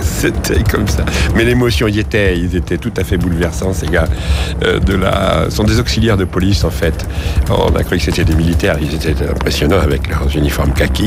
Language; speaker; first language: French; native; French